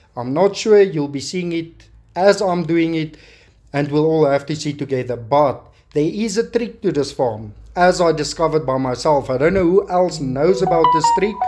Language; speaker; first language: English; non-native, local second language; Afrikaans